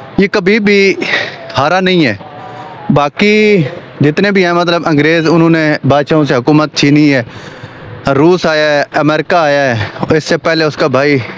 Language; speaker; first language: Urdu; non-native, local second language; Punjabi